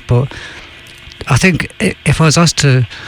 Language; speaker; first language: English; native; English